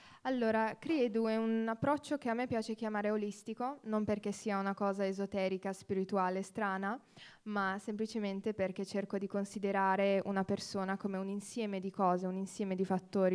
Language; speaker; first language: Italian; early bilingual, heritage; Italian